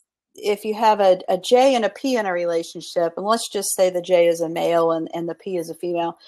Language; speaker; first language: English; native; English